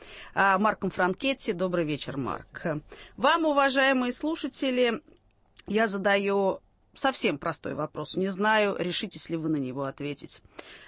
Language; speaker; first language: Russian; native; Russian